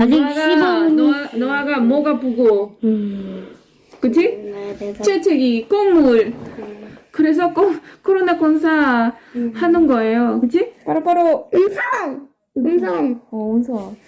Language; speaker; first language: Korean; non-native, fluent; Spanish